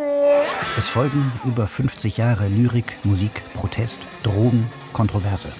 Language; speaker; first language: German; native; German